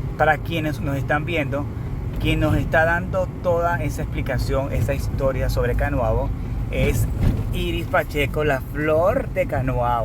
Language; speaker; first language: Spanish; native; Spanish